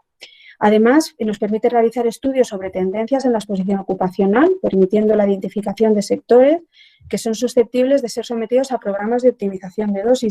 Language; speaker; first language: Spanish; native; Spanish